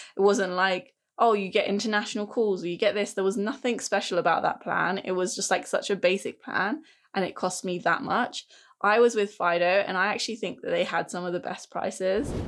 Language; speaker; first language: English; native; English